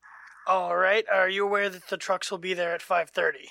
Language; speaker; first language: English; native; English